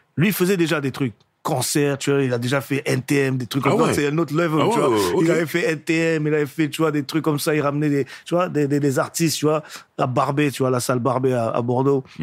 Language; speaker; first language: French; native; French